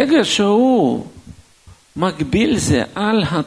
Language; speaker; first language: Hebrew; non-native, fluent; Russian